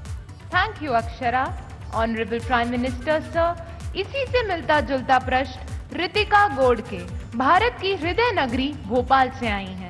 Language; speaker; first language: Hindi; native; Hindi